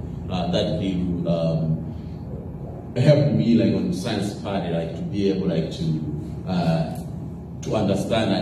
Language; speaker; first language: English; non-native, local second language; Nyanja